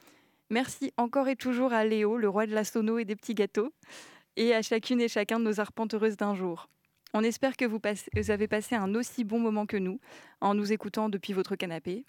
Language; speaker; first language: French; native; French